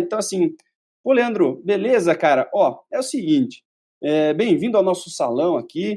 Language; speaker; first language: Portuguese; native; Portuguese